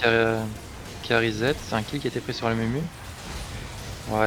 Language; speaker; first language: French; native; French